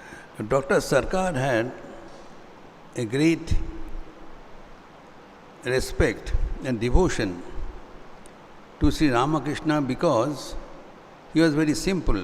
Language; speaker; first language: English; non-native, local second language; Hindi